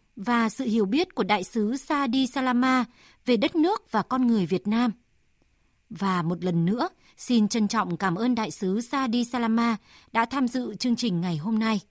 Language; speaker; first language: Vietnamese; native; Vietnamese